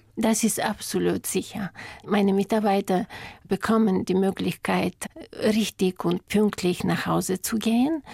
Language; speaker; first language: German; non-native, fluent; Bulgarian